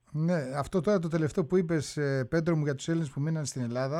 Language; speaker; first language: Greek; native; Greek